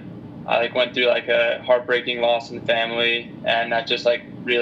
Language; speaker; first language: English; native; English